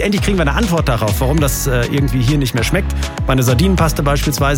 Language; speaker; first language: German; native; German